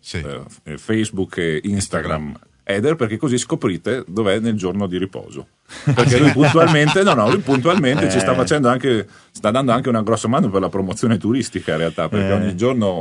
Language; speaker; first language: Italian; native; Italian